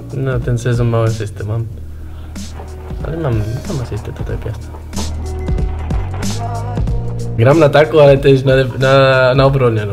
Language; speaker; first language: Polish; non-native, learner; Spanish